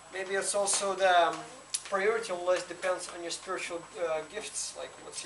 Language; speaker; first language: English; non-native, fluent; Lithuanian